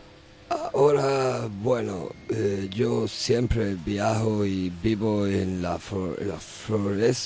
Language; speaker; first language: Spanish; non-native, learner; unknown